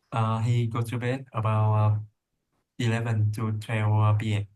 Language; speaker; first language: English; non-native, learner; Vietnamese